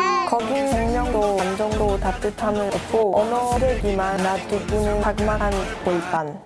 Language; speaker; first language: Korean; non-native, fluent; Hungarian